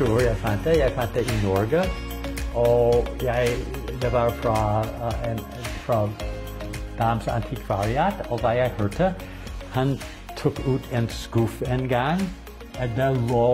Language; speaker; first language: Norwegian; non-native, learner; English